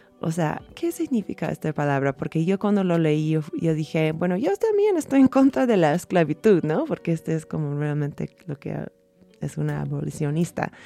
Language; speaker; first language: Spanish; early bilingual, heritage; Spanish